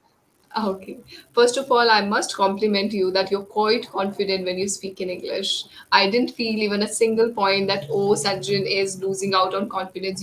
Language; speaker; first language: English; non-native, local second language; Hindi